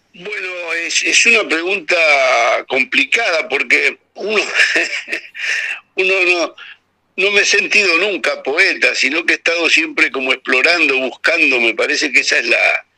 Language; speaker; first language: Spanish; native; Spanish